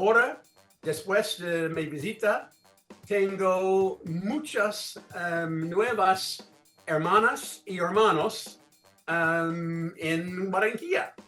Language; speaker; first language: Spanish; non-native, learner; English